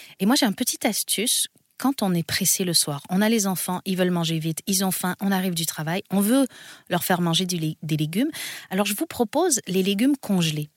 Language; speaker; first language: French; native; French